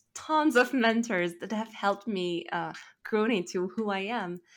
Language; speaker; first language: English; non-native, fluent; French